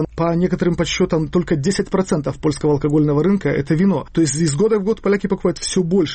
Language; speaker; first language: Russian; native; Russian